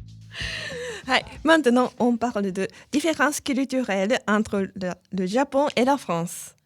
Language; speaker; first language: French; non-native, fluent; Japanese